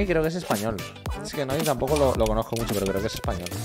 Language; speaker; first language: Spanish; native; Spanish